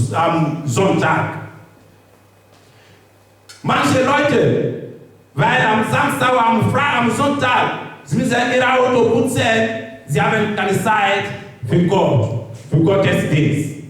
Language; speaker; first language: German; non-native, learner; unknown